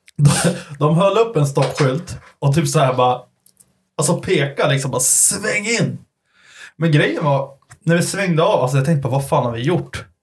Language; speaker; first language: Swedish; native; Swedish